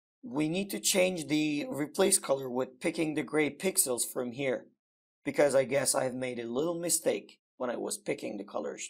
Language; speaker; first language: English; non-native, fluent; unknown